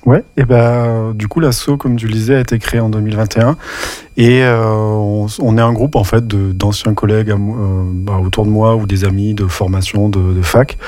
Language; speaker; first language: French; native; French